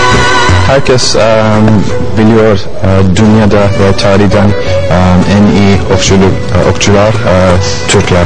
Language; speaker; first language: Turkish; non-native, learner; English